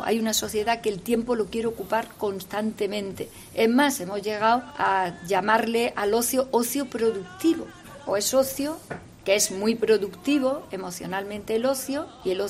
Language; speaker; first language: Spanish; native; Spanish